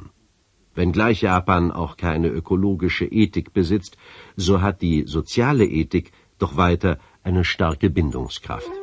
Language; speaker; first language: German; native; German